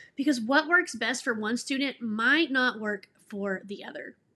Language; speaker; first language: English; native; English